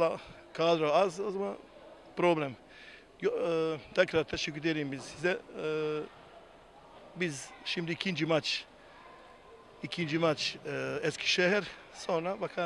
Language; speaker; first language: Turkish; non-native, learner; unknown